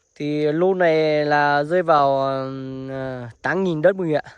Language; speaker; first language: Vietnamese; non-native, local second language; Hmong